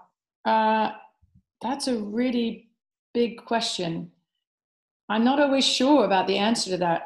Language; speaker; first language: English; native; English